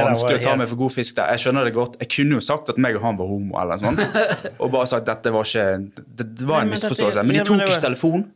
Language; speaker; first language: Norwegian; native; Norwegian